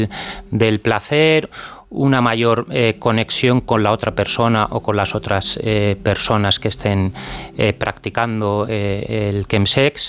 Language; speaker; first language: Spanish; native; Spanish